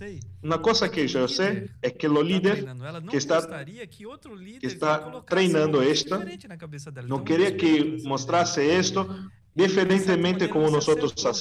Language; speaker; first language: Spanish; non-native, learner; Portuguese